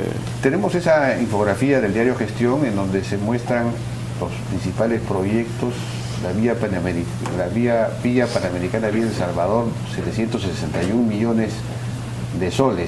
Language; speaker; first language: Spanish; native; Spanish